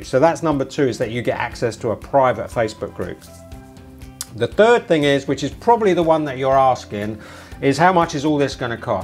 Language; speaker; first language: English; native; English